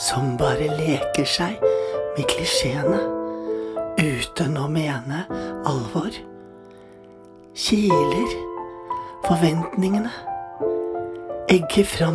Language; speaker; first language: Norwegian; native; Norwegian